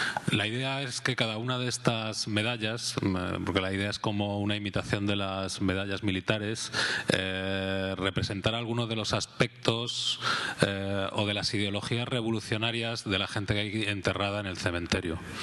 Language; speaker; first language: Spanish; native; Spanish